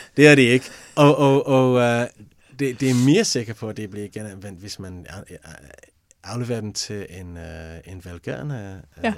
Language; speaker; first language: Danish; non-native, fluent; English